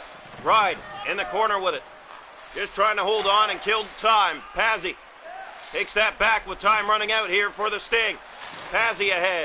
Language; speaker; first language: English; native; English